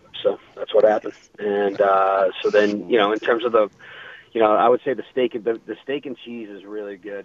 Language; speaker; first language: English; native; English